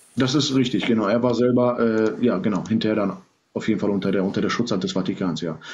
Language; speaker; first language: German; early bilingual, other home language; Serbian